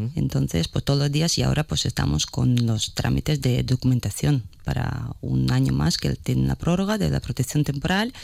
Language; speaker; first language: Spanish; non-native, fluent; Ukrainian